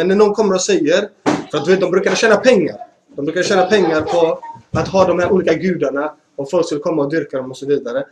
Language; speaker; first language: Swedish; early bilingual, other home language; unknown